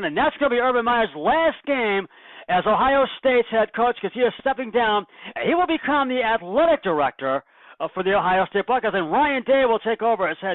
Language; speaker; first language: English; native; English